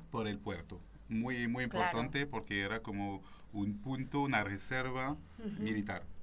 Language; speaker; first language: Spanish; non-native, fluent; French